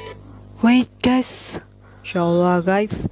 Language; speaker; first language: English; non-native, learner; Indonesian